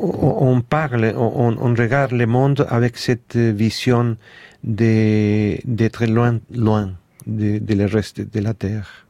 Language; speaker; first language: French; non-native, fluent; Spanish